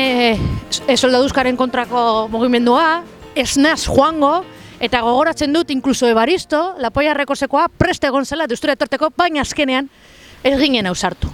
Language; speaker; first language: Basque; non-native, local second language; Spanish